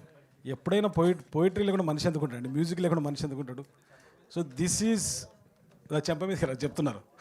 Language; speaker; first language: Telugu; native; Telugu